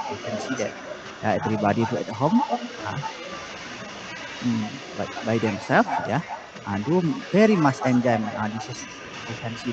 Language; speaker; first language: English; non-native, learner; Indonesian